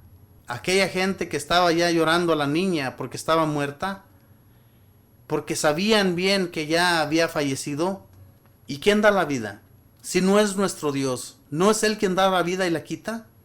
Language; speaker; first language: Spanish; native; Spanish